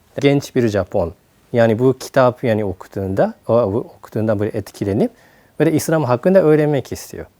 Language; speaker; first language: Turkish; non-native, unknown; Japanese